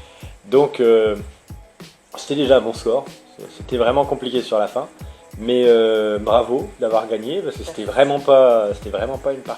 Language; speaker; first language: French; native; French